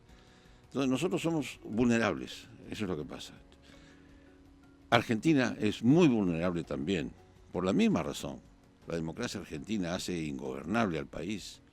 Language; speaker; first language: Spanish; native; Spanish